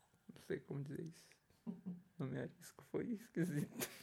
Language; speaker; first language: Italian; non-native, learner; Portuguese